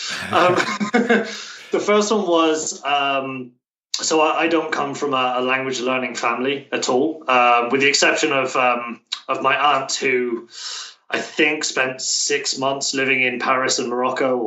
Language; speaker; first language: English; native; English